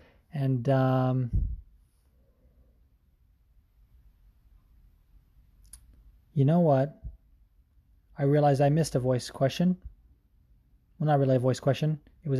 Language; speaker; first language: English; native; English